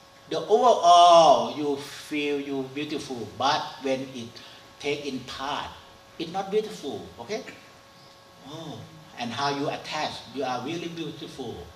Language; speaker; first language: English; non-native, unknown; Thai